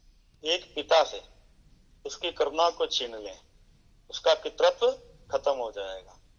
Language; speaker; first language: Hindi; native; Hindi